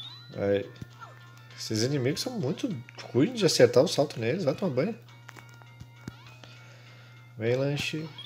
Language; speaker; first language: Portuguese; native; Portuguese